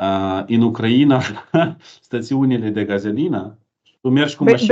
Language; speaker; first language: Romanian; non-native, learner; Ukrainian